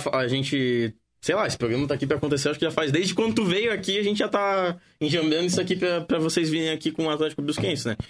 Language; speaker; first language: Portuguese; native; Portuguese